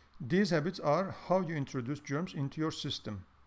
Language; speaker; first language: English; non-native, fluent; Turkish